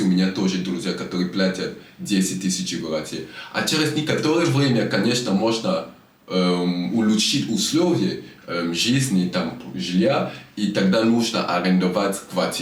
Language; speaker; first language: Russian; non-native, fluent; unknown